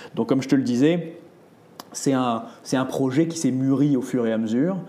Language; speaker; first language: French; native; French